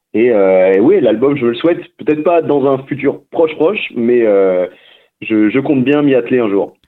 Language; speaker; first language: French; native; French